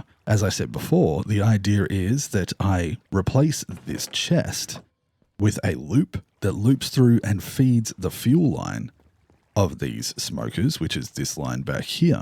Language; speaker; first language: English; native; English